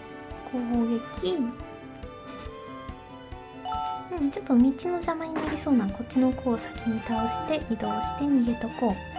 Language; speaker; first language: Japanese; native; Japanese